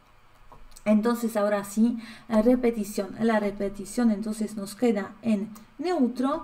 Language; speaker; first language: Spanish; non-native, fluent; Polish